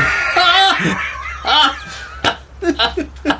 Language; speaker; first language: English; native; English